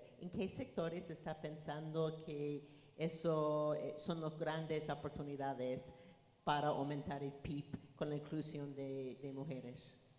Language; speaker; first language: Spanish; non-native, fluent; English